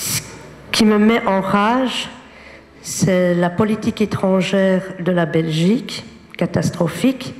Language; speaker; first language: French; native; French